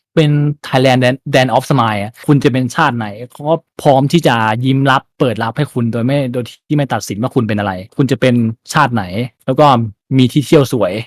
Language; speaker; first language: Thai; native; Thai